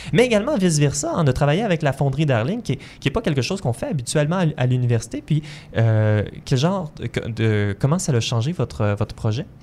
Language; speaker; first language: French; native; French